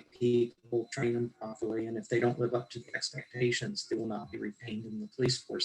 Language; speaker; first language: English; native; English